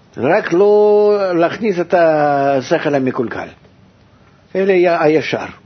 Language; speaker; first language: Hebrew; non-native, fluent; Russian